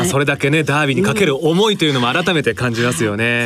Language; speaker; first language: Japanese; native; Japanese